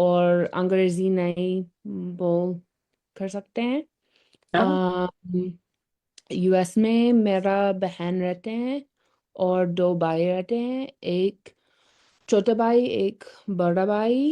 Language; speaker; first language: Hindi; non-native, learner; English